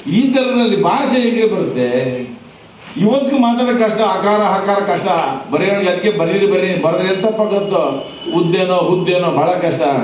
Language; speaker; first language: Kannada; non-native, local second language; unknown